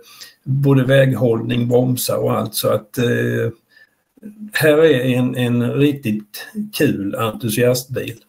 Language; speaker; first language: Swedish; native; Swedish